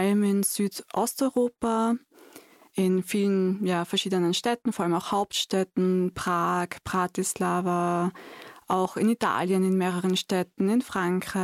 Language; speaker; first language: German; native; German